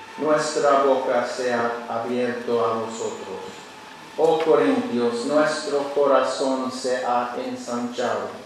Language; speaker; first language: Spanish; non-native, learner; English